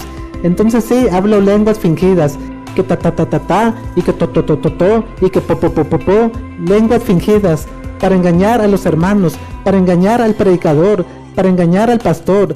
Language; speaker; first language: Spanish; native; Spanish